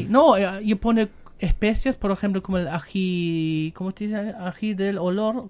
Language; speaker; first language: Spanish; non-native, learner; German